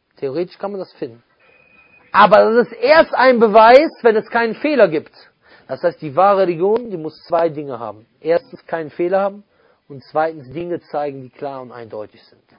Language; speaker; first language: German; native; German